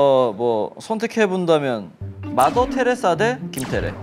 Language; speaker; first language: Korean; native; Korean